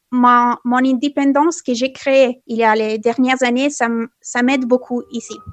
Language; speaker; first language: French; non-native, fluent; Italian